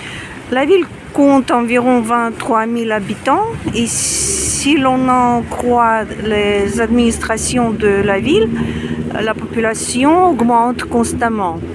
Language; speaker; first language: French; non-native, fluent; Russian